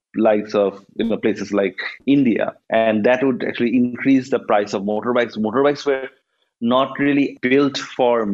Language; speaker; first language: English; non-native, local second language; Bangla